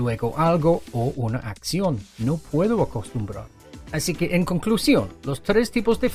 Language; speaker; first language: Spanish; non-native, fluent; English